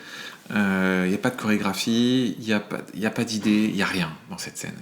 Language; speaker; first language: French; native; French